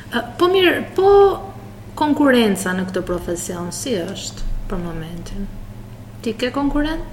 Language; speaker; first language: Albanian; native; Albanian